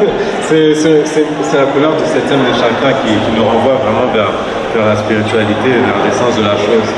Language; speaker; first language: French; native; French